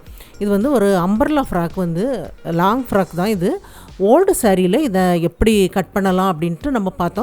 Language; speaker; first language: Tamil; native; Tamil